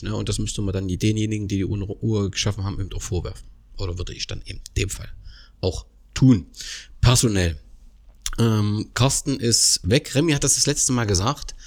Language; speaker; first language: German; native; German